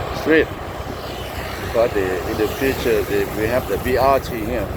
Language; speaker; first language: English; non-native, local second language; Lao